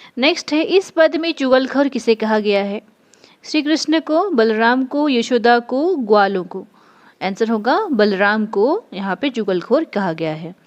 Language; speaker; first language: Hindi; non-native, local second language; Odia